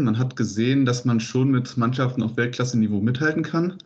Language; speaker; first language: German; native; German